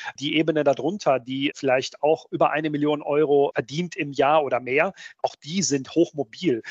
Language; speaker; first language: German; early bilingual, other home language; Bosnian